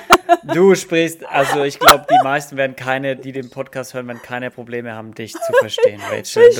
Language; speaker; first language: German; native; German